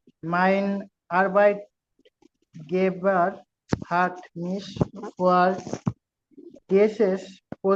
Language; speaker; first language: German; non-native, learner; Bangla